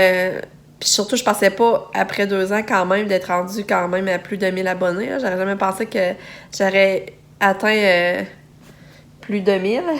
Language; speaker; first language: French; native; French